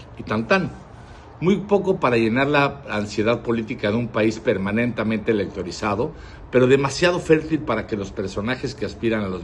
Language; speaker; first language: Spanish; native; Spanish